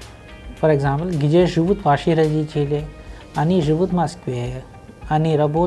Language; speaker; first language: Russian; non-native, fluent; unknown